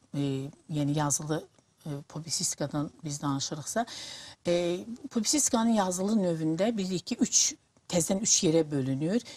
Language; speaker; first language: Azerbaijani; native; Azerbaijani